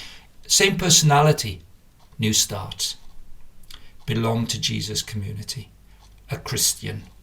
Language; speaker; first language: English; native; English